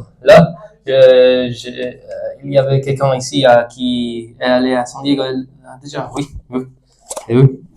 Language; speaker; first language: French; non-native, fluent; English